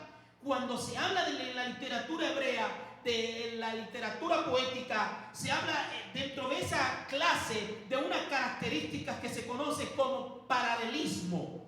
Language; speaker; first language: Spanish; native; Spanish